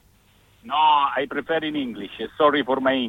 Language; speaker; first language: English; non-native, learner; Italian